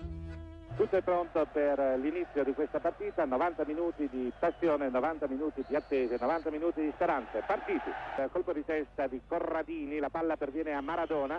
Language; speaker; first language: Italian; native; Italian